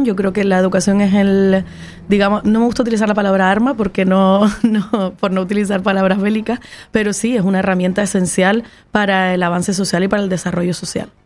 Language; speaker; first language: Spanish; native; Spanish